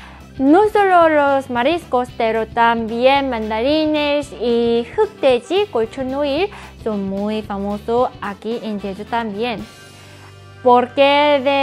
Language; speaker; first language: Spanish; non-native, fluent; Korean